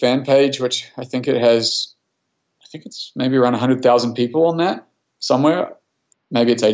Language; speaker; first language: English; native; English